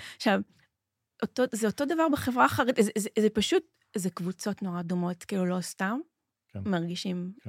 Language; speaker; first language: Hebrew; native; Hebrew